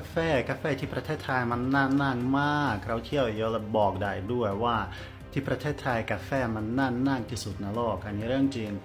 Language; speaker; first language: Thai; non-native, fluent; Russian